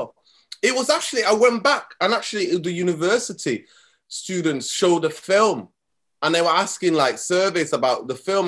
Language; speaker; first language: English; native; English